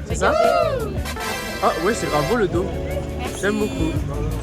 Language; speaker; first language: French; native; French